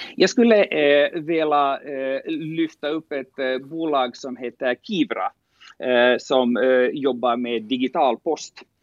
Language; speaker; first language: Swedish; native; Swedish